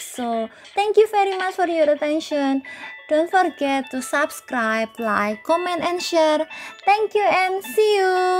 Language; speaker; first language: English; non-native, fluent; Indonesian